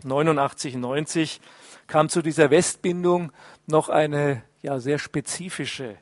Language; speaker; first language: German; native; German